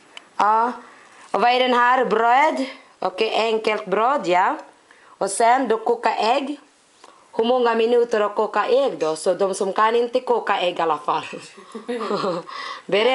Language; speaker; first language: Swedish; non-native, learner; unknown